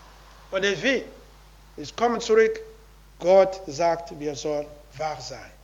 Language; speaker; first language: German; non-native, learner; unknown